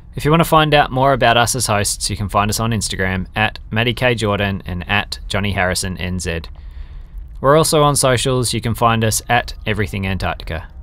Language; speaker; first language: English; native; English